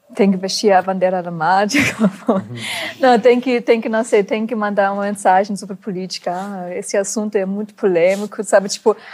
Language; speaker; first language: Portuguese; non-native, fluent; German